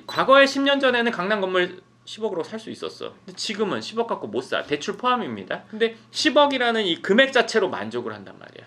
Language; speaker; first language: Korean; native; Korean